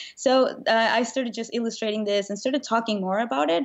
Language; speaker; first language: English; non-native, fluent; Spanish